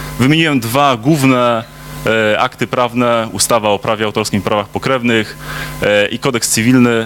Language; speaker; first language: Polish; native; Polish